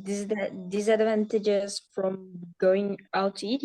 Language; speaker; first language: English; non-native, learner; Uzbek